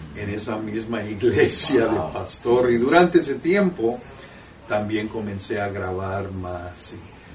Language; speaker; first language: Spanish; early bilingual, heritage; Spanish